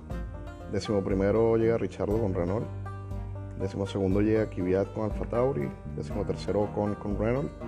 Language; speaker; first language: Spanish; native; Spanish